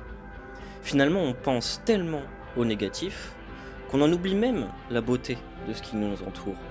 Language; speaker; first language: French; native; French